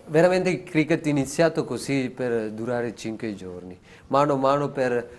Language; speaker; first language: Italian; non-native, learner; Sinhala